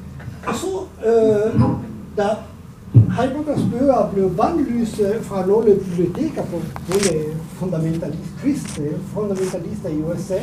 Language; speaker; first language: German; non-native, learner; Italian